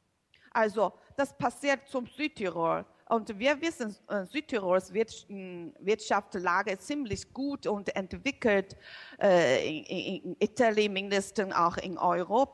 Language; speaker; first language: German; non-native, learner; Chinese